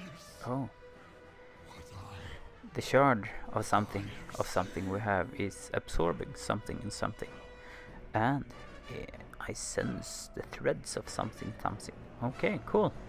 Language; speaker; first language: English; non-native, fluent; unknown